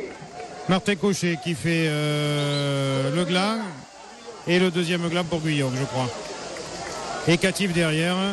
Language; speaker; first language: French; native; French